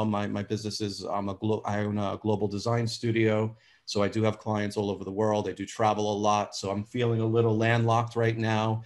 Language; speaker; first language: English; native; English